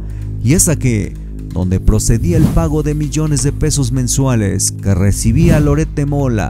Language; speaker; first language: Spanish; native; Spanish